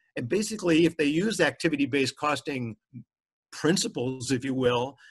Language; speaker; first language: English; native; English